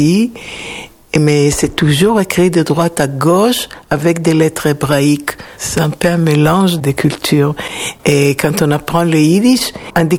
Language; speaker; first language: French; non-native, fluent; Hebrew